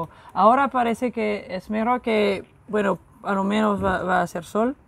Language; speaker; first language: Spanish; non-native, fluent; French